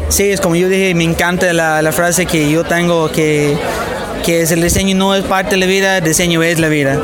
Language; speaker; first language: Spanish; non-native, fluent; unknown